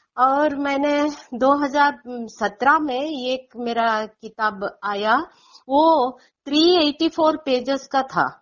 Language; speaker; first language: Hindi; non-native, local second language; Konkani